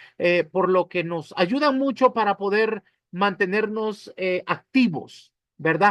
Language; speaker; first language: Spanish; native; Spanish